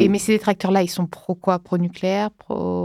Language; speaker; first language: French; native; French